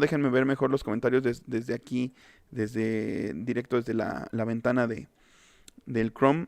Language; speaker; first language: Spanish; native; Spanish